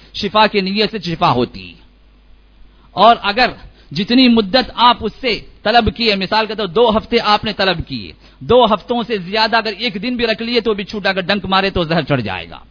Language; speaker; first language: Urdu; native; Urdu